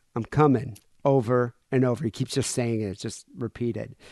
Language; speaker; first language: English; native; English